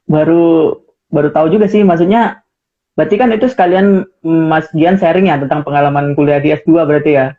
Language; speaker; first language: Indonesian; native; Indonesian